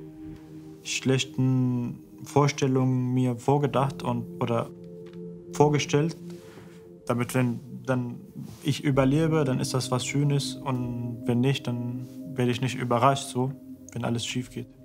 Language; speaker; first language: German; non-native, fluent; Arabic